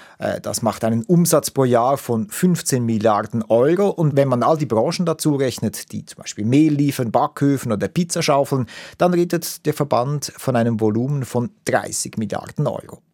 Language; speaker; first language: German; native; German